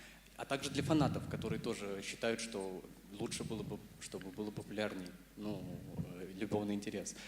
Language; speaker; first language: Russian; native; Russian